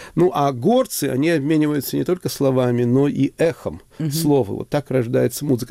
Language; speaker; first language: Russian; native; Russian